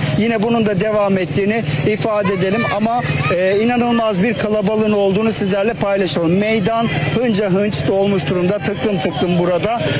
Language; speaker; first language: Turkish; native; Turkish